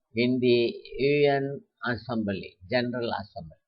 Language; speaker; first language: English; non-native, local second language; Tamil